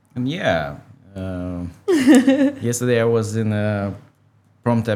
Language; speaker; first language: English; non-native, learner; Russian